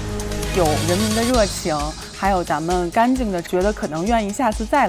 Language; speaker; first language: Chinese; native; Chinese